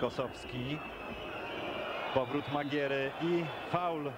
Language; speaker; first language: Polish; native; Polish